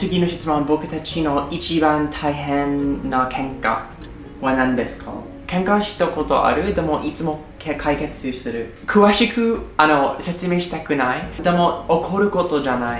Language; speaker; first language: Japanese; non-native, learner; English